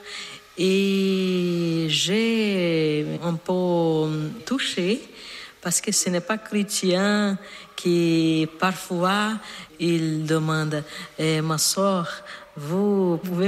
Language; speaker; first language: French; non-native, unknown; Portuguese